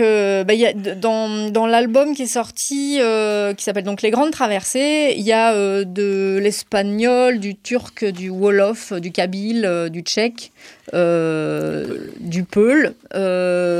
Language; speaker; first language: French; native; French